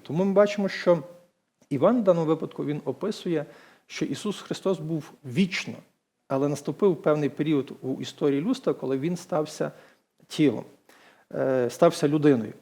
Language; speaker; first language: Ukrainian; native; Ukrainian